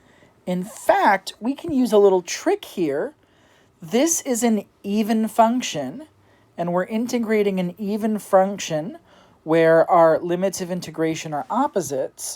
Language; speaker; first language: English; native; English